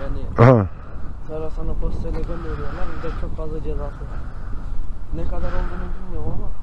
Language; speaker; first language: Turkish; early bilingual, heritage; Turkish